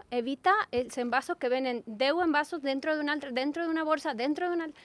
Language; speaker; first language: Catalan; non-native, learner; Spanish